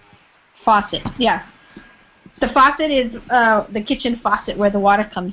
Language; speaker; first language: English; native; English